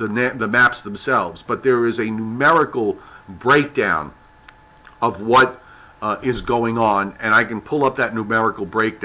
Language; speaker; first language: English; native; English